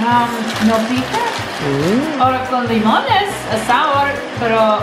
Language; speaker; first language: Spanish; non-native, learner; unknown